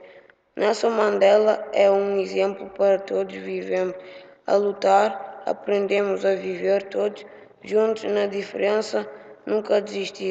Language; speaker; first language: Portuguese; early bilingual, other home language; Upper Guinea Crioulo